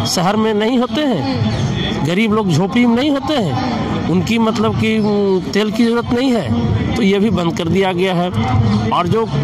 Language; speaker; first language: Hindi; native; Hindi